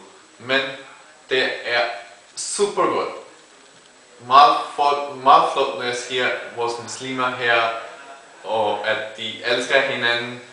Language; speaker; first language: Danish; early bilingual, other home language; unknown